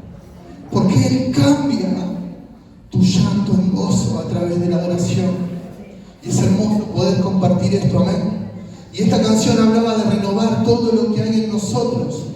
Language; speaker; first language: Spanish; native; Spanish